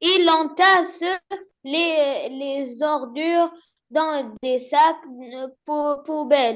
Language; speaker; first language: French; non-native, learner; Arabic